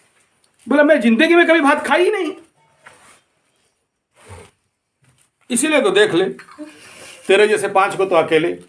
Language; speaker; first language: Hindi; non-native, local second language; Odia